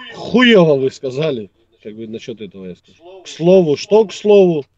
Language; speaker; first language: Russian; native; Russian